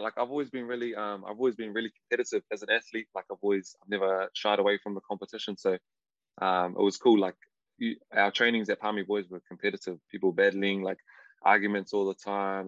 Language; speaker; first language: English; native; English